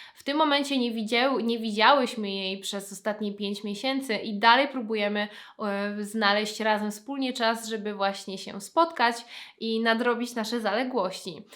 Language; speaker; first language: Polish; native; Polish